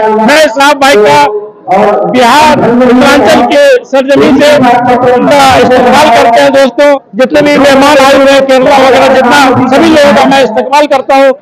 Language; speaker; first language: Hindi; native; Hindi